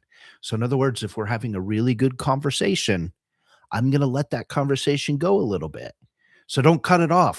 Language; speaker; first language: English; native; English